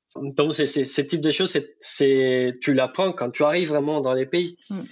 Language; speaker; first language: French; non-native, fluent; Spanish